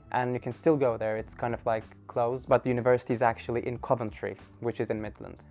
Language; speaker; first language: English; non-native, fluent; Turkish